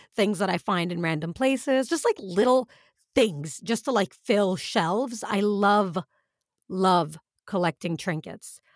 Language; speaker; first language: English; early bilingual, other home language; Arabic